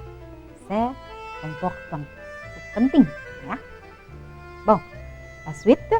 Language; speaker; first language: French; non-native, fluent; Indonesian